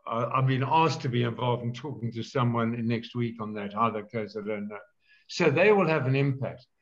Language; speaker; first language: English; native; English